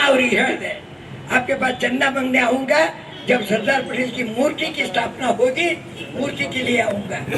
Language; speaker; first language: Hindi; non-native, local second language; Kannada